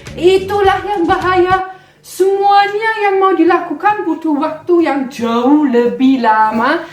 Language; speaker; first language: Indonesian; non-native, fluent; German